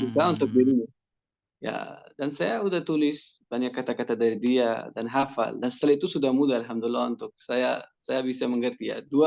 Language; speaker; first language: Indonesian; non-native, learner; Persian